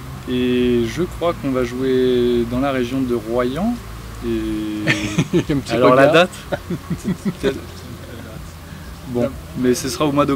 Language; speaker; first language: French; native; French